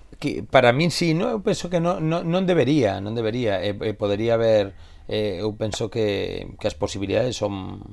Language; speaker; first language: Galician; native; Galician